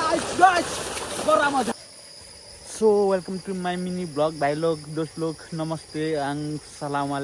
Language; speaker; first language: Hindi; non-native, learner; Nepali